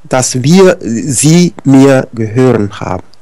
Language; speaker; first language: German; non-native, learner; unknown